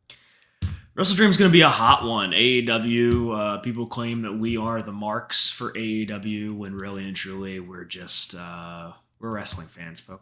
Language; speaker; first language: English; native; English